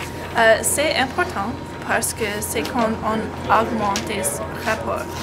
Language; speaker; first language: French; non-native, learner; English